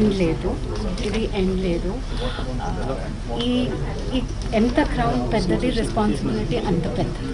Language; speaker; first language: Telugu; non-native, local second language; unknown